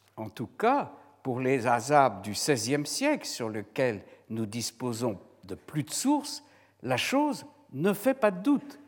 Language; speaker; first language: French; native; French